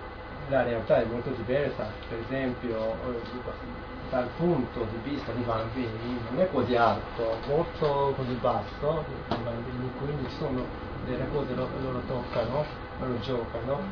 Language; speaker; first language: Italian; non-native, learner; Japanese